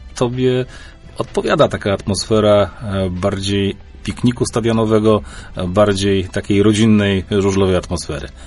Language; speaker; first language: Polish; native; Polish